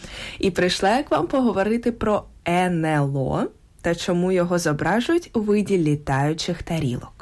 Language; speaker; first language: Ukrainian; native; Ukrainian